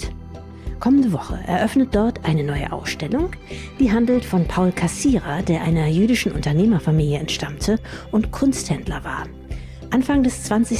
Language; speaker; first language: German; native; German